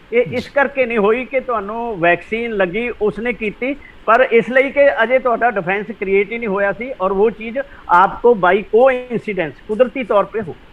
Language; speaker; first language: Hindi; non-native, local second language; Punjabi